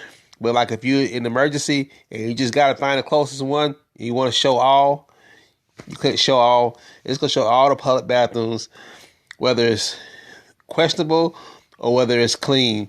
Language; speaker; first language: English; native; English